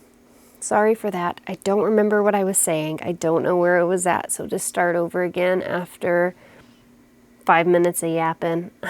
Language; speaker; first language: English; native; English